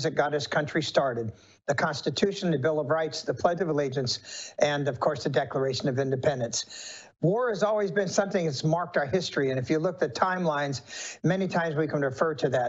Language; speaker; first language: English; native; English